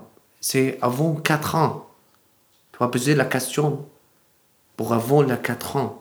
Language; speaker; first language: French; non-native, learner; Arabic